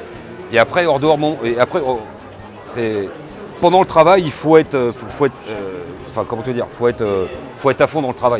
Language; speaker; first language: French; native; French